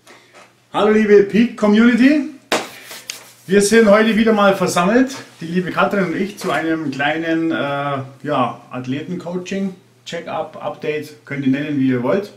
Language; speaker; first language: German; native; German